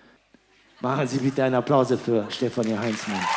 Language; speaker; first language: German; non-native, fluent; French